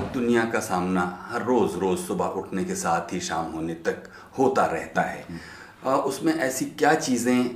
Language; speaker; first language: Hindi; native; Hindi